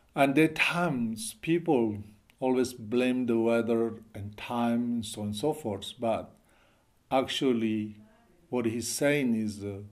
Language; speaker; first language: English; non-native, learner; Chinese